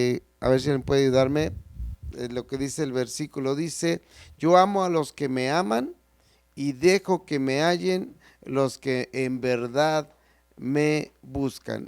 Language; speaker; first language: Spanish; native; Spanish